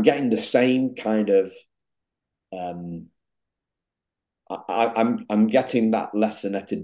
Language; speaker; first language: English; native; English